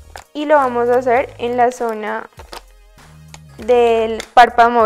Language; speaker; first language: Spanish; native; Spanish